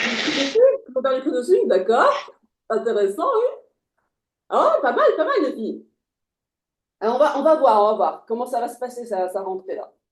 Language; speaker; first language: French; native; French